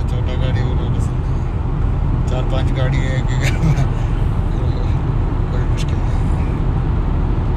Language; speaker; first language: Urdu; non-native, learner; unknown